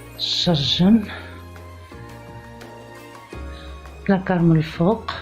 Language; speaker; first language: Arabic; native; Arabic